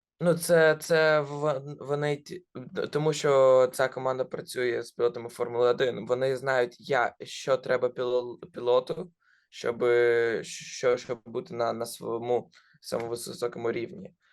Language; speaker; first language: Ukrainian; non-native, local second language; Russian